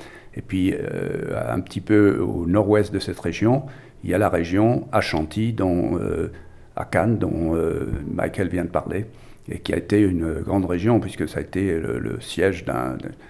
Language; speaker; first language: French; native; French